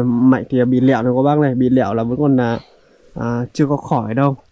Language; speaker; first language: Vietnamese; native; Vietnamese